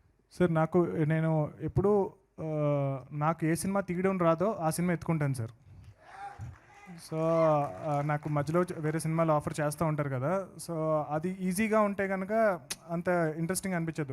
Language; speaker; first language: Telugu; native; Telugu